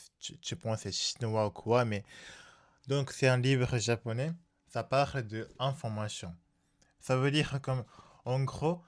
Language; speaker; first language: French; non-native, learner; Japanese